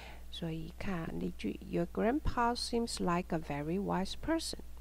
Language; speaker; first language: English; non-native, fluent; Chinese